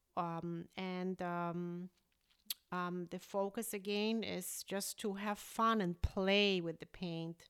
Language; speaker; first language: English; early bilingual, other home language; Polish